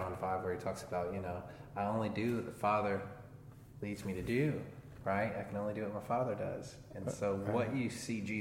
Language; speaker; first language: English; native; English